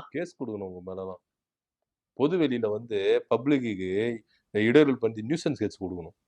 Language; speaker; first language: Tamil; native; Tamil